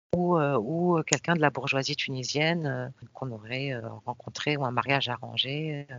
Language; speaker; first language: French; native; French